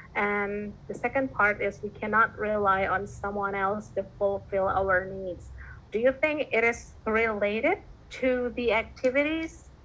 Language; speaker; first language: English; non-native, fluent; Indonesian